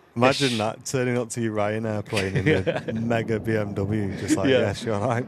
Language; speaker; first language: English; native; English